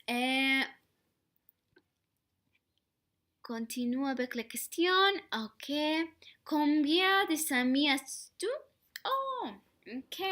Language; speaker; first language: French; non-native, learner; Spanish